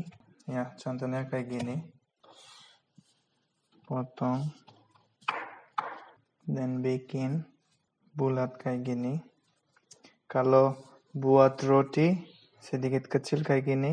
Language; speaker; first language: Indonesian; non-native, fluent; Bangla